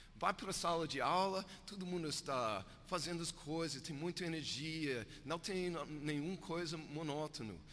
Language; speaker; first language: Portuguese; non-native, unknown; English